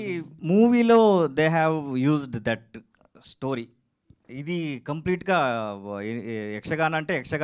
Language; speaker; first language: Telugu; non-native, learner; Kannada